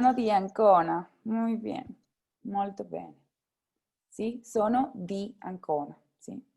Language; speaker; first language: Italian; non-native, fluent; Spanish